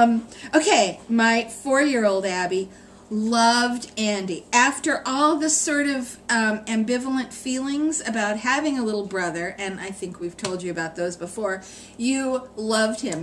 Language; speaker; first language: English; native; English